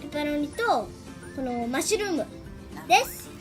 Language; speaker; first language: Japanese; early bilingual, heritage; Japanese